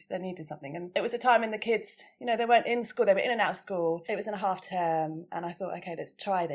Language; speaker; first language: English; native; English